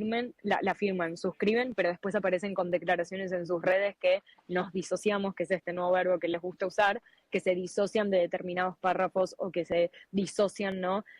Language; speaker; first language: Spanish; native; Spanish